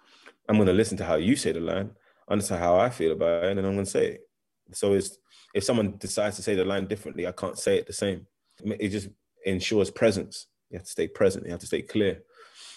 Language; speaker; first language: English; native; English